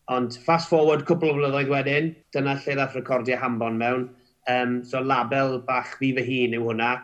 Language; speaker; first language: Welsh; native; Welsh